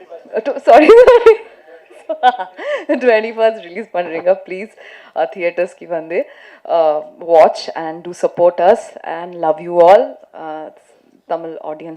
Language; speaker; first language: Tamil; non-native, learner; Bangla